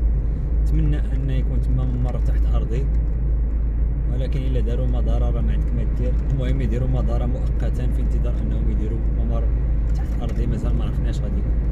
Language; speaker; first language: Arabic; native; Arabic